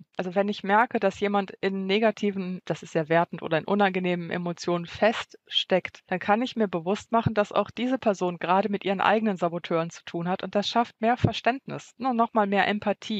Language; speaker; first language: German; native; German